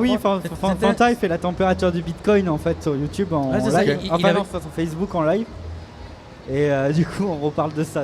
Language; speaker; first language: French; native; French